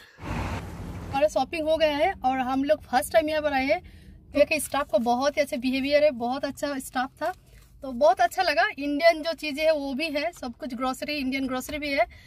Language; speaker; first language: Hindi; non-native, local second language; Bangla